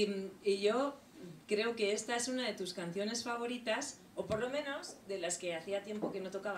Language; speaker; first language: Spanish; native; Spanish